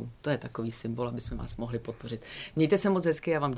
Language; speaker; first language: Czech; native; Czech